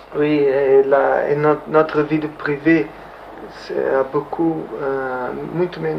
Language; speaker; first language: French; non-native, learner; Portuguese